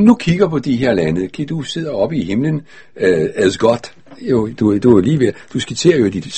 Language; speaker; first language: Danish; native; Danish